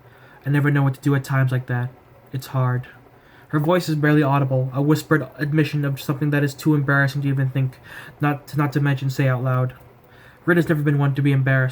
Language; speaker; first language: English; native; English